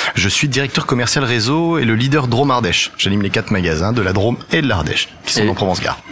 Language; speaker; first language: French; native; French